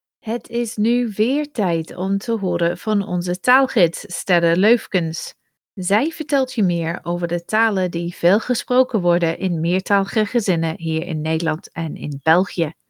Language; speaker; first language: Dutch; non-native, fluent; English